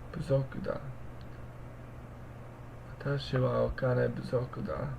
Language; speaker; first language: Japanese; non-native, learner; English